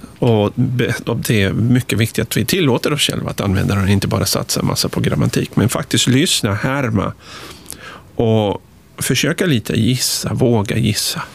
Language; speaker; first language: Swedish; early bilingual, other home language; Spanish